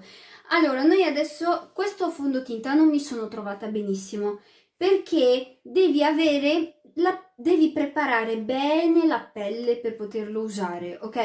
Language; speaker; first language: Italian; early bilingual, other home language; Arabic